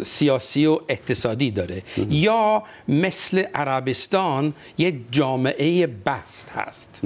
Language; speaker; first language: Persian; non-native, fluent; English